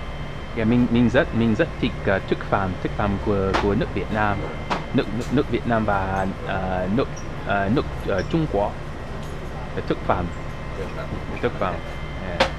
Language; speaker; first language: Vietnamese; non-native, learner; English